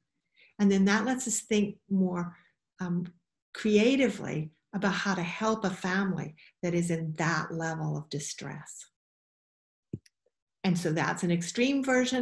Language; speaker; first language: English; native; English